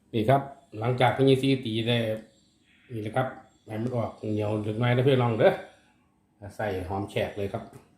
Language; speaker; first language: Thai; native; Thai